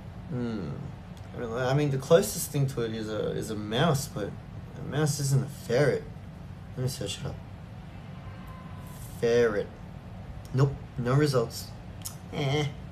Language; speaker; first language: English; early bilingual, other home language; Korean